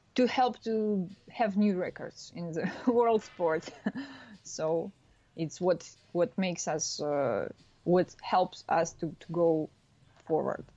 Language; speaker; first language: English; non-native, learner; Russian